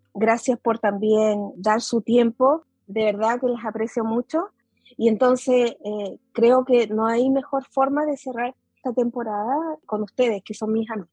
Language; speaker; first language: Spanish; native; Spanish